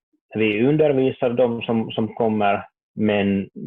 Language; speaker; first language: Swedish; non-native, learner; Finnish